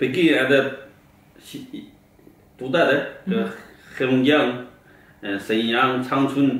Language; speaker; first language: Russian; non-native, learner; Chinese